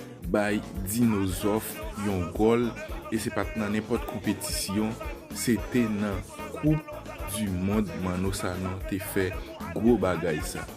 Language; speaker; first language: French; non-native, learner; Haitian Creole